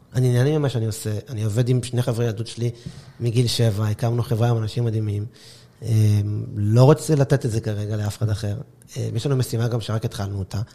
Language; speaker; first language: Hebrew; native; Hebrew